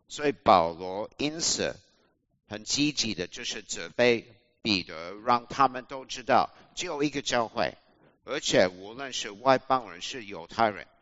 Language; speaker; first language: Chinese; non-native, fluent; English